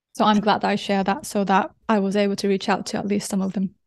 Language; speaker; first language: English; non-native, fluent; Japanese